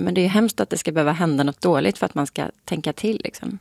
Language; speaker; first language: Swedish; native; Swedish